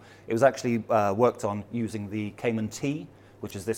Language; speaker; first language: English; native; English